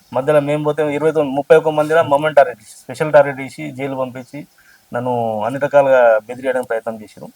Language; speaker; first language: Telugu; non-native, local second language; Lambadi